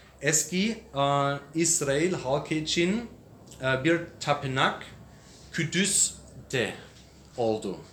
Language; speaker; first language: Turkish; non-native, learner; English